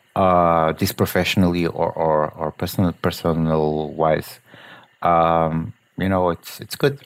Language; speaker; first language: English; non-native, fluent; Portuguese